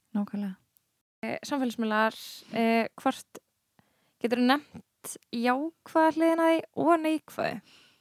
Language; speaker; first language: Icelandic; native; Icelandic